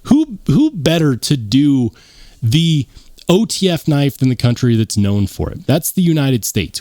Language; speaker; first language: English; native; English